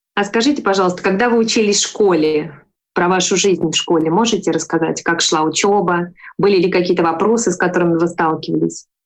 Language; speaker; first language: Russian; native; Russian